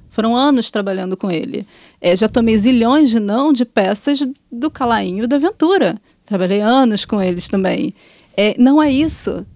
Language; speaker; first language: Portuguese; native; Portuguese